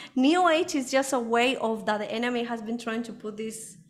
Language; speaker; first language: English; early bilingual, other home language; Spanish